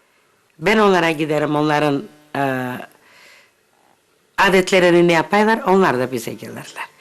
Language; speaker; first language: Turkish; early bilingual, heritage; Turkish